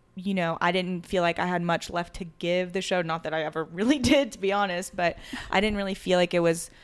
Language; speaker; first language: English; early bilingual, other home language; French